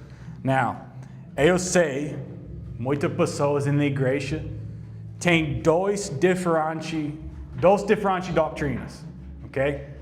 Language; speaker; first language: Portuguese; non-native, learner; English